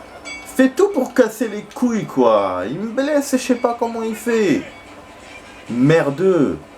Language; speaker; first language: French; native; French